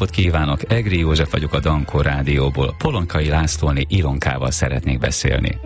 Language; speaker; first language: Hungarian; native; Hungarian